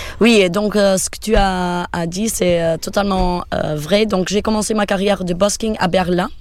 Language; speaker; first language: French; non-native, fluent; Portuguese